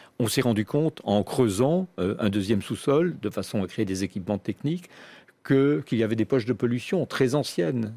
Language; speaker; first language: French; native; French